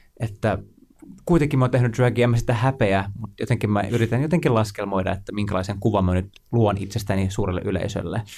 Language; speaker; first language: Finnish; non-native, local second language; Swedish